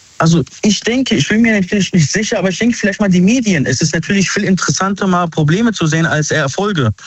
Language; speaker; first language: German; non-native, fluent; Arabic